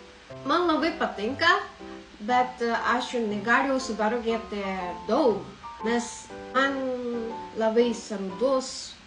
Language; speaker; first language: Lithuanian; non-native, learner; Japanese